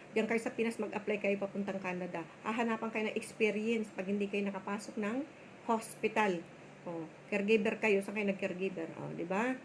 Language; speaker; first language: Filipino; non-native, local second language; Bikol